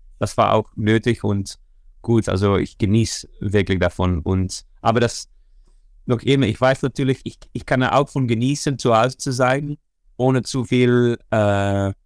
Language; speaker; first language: German; non-native, learner; Dutch